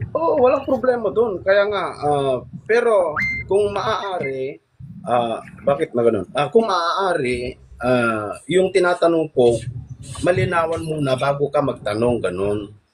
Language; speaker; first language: Filipino; non-native, local second language; Iloko